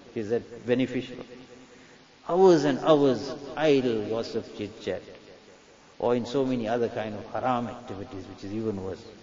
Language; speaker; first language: English; native; English